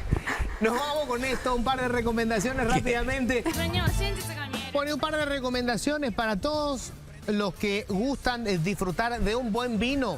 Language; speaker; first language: Spanish; native; Spanish